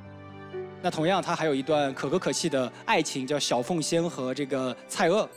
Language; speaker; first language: Chinese; native; Chinese